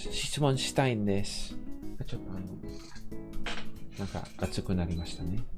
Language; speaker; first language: Japanese; non-native, fluent; English